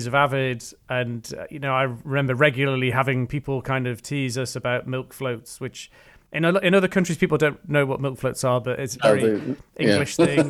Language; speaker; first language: English; native; English